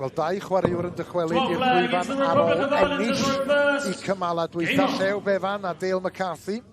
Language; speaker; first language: Welsh; native; Welsh